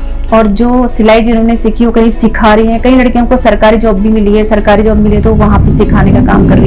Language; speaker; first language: Hindi; native; Hindi